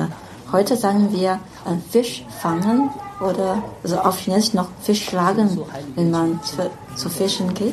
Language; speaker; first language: German; non-native, fluent; Chinese